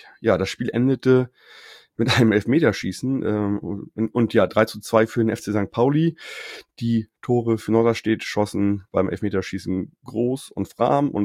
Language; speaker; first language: German; native; German